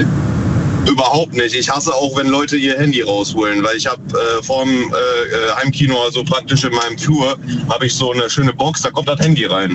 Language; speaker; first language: German; native; German